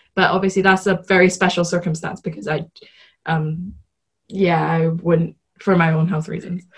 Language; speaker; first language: English; non-native, local second language; Cantonese